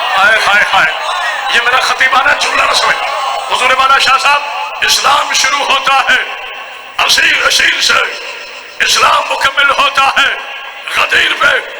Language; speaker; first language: Urdu; non-native, local second language; Punjabi